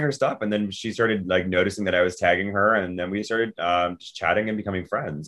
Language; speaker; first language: English; native; English